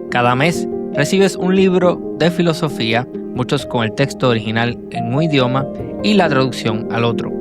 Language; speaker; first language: Spanish; native; Spanish